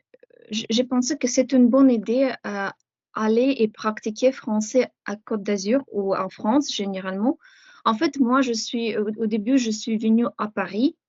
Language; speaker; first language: French; non-native, fluent; Ukrainian